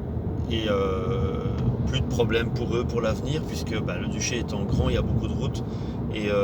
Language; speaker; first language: French; native; French